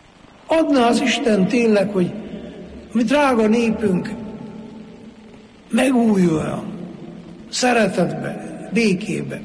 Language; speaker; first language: Hungarian; native; Hungarian